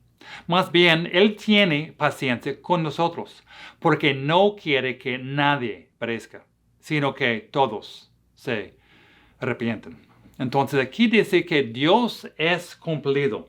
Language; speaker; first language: Spanish; non-native, fluent; English